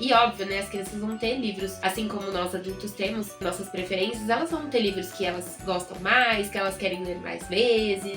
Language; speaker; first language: Portuguese; native; Portuguese